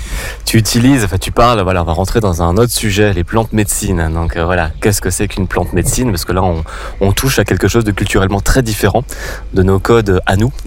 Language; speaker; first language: French; native; French